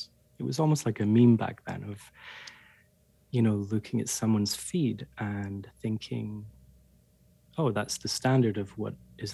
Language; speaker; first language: English; native; English